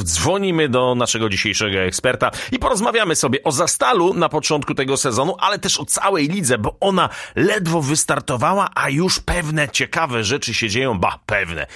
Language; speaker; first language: Polish; native; Polish